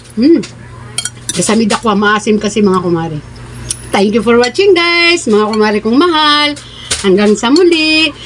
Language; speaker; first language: Filipino; non-native, local second language; Cebuano